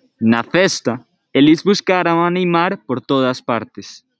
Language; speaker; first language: Portuguese; non-native, learner; Spanish